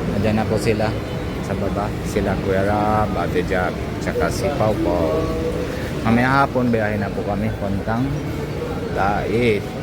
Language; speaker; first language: Filipino; non-native, local second language; Bikol